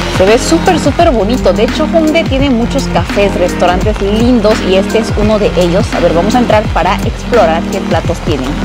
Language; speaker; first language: Spanish; non-native, fluent; Korean